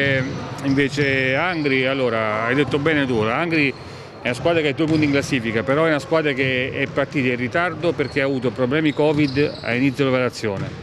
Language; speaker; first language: Italian; native; Italian